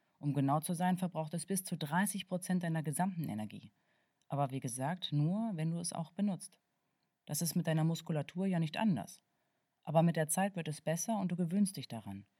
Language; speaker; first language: German; native; German